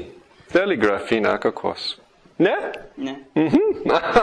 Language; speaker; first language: Greek; non-native, fluent; English